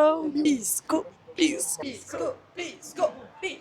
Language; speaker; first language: Spanish; non-native, learner; French